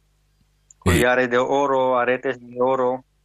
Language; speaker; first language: Spanish; non-native, learner; Hindi